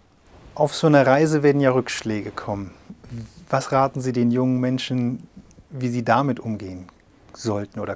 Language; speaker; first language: German; native; German